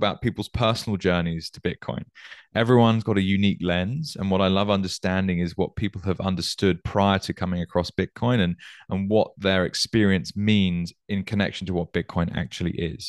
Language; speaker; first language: English; native; English